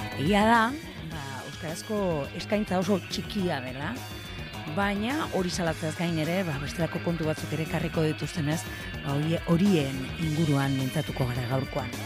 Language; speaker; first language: Basque; native; Basque